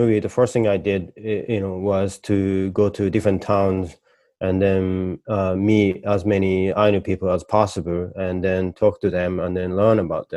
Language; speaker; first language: English; non-native, fluent; Japanese